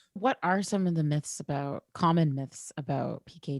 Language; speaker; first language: English; native; English